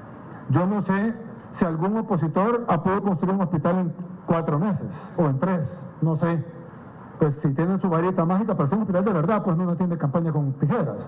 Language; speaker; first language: Spanish; native; Spanish